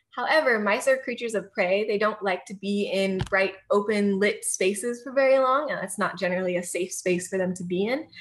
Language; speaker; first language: English; native; English